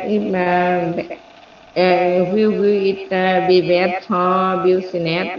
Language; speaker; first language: English; non-native, learner; Vietnamese